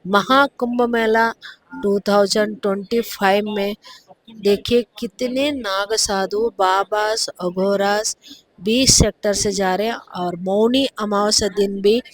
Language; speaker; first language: Hindi; non-native, local second language; Telugu